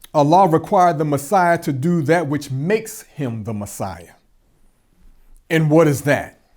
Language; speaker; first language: English; native; English